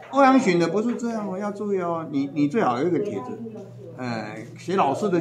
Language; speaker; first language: Chinese; native; Chinese